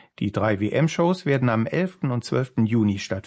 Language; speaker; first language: German; native; German